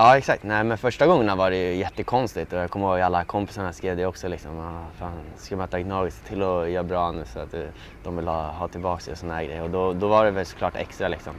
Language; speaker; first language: Swedish; native; Swedish